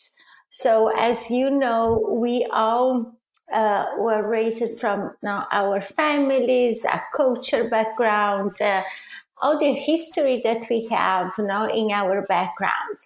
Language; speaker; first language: English; non-native, fluent; Portuguese